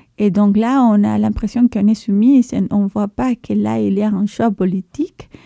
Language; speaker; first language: French; non-native, fluent; Spanish